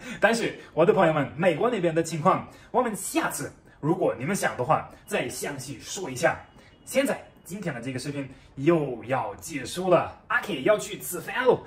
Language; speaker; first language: Chinese; non-native, fluent; German